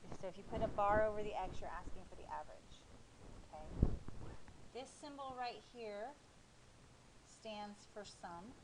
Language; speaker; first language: English; native; English